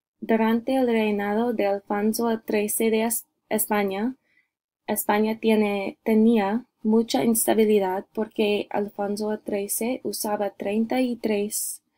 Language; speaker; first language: Spanish; non-native, learner; English